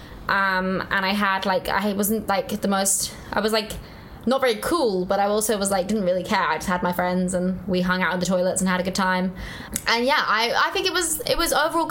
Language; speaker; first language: English; native; English